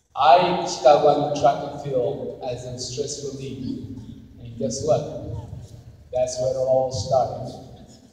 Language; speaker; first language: English; non-native, fluent; Somali